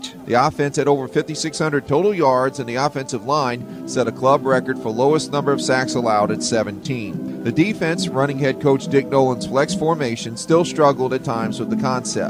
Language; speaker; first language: English; native; English